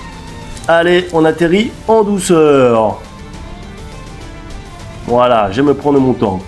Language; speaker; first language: French; native; French